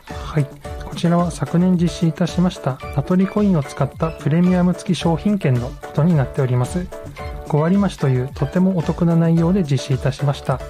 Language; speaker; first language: Japanese; native; Japanese